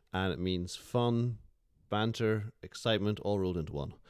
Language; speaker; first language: English; native; English